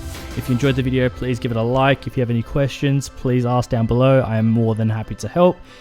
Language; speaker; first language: English; native; English